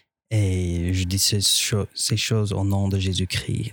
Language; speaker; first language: French; non-native, fluent; English